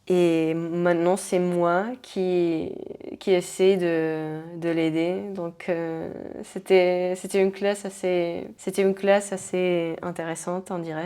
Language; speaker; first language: French; non-native, fluent; Spanish